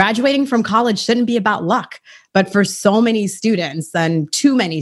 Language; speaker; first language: English; early bilingual, other home language; Haitian Creole